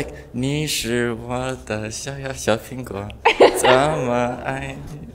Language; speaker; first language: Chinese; early bilingual, heritage; Chinese